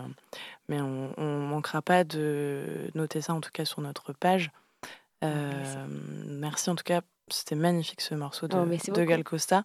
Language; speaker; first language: French; native; French